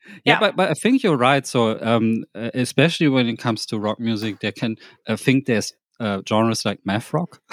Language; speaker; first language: English; non-native, fluent; German